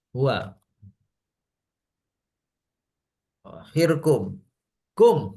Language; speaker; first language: Arabic; non-native, fluent; Indonesian